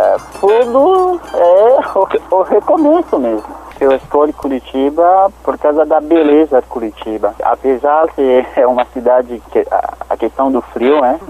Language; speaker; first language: Portuguese; non-native, learner; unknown